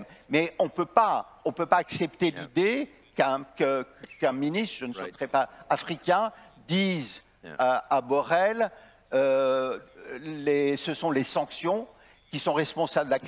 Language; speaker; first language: French; native; French